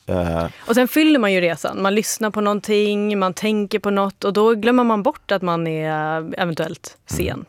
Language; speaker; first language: Swedish; native; Swedish